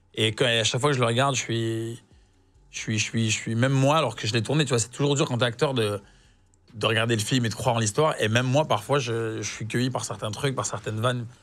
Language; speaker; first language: French; native; French